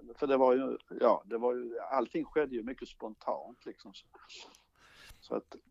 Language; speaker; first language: Swedish; native; Swedish